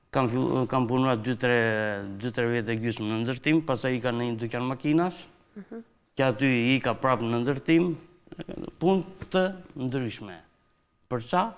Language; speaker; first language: Albanian; native; Albanian